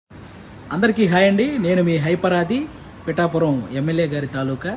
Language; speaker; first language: Telugu; native; Telugu